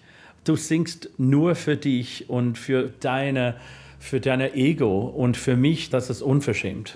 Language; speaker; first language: German; non-native, learner; English